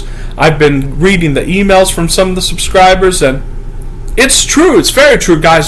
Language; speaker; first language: English; native; English